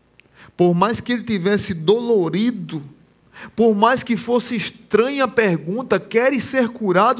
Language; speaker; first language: Portuguese; native; Portuguese